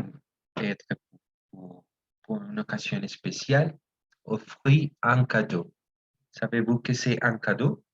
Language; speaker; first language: French; non-native, fluent; Spanish